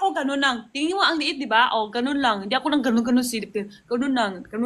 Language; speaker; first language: Filipino; non-native, learner; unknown